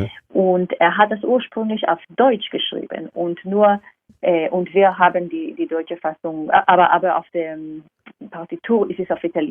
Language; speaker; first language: German; non-native, fluent; Hebrew